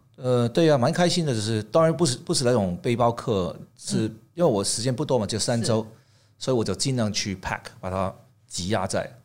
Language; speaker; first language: Chinese; non-native, fluent; Cantonese